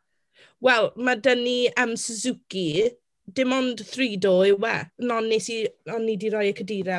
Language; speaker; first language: Welsh; non-native, local second language; English